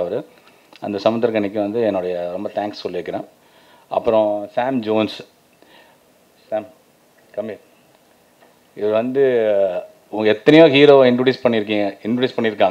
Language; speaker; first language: Tamil; native; Tamil